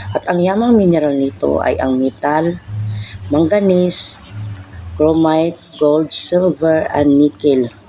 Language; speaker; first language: Filipino; non-native, local second language; Cebuano